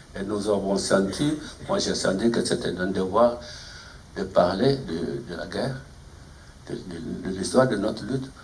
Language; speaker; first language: French; non-native, fluent; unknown